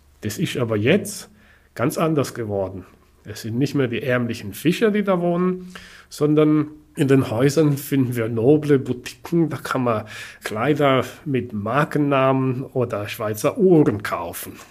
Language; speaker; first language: German; non-native, local second language; Italian